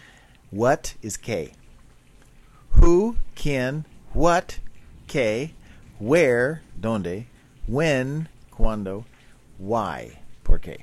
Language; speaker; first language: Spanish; non-native, learner; English